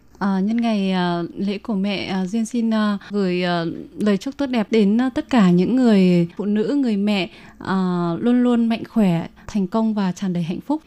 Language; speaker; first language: Vietnamese; native; Vietnamese